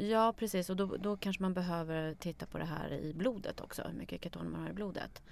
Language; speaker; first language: Swedish; native; Swedish